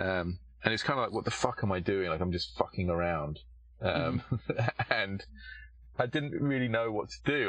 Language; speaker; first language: English; native; English